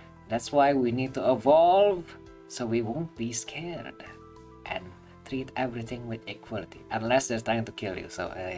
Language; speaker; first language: English; non-native, fluent; Indonesian